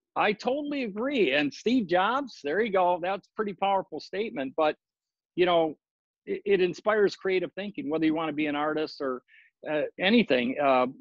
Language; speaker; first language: English; native; English